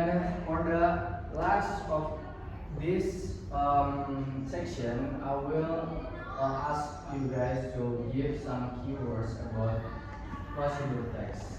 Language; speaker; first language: English; non-native, learner; Indonesian